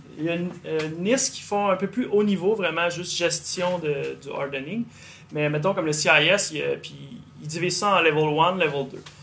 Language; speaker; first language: French; native; French